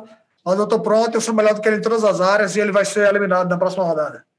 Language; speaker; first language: Portuguese; native; Portuguese